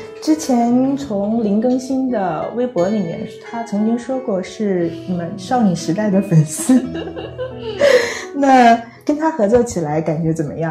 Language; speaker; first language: Chinese; native; Chinese